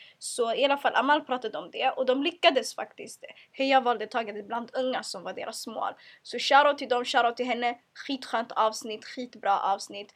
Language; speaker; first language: Swedish; early bilingual, other home language; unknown